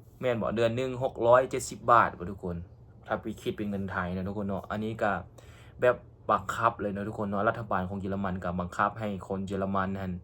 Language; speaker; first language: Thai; non-native, local second language; Northeastern Thai